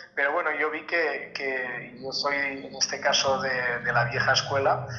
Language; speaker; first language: Spanish; native; Spanish